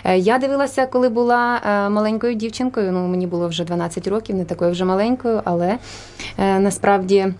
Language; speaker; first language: Ukrainian; native; Ukrainian